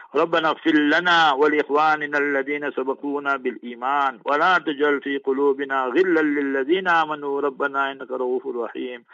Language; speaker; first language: Arabic; non-native, fluent; English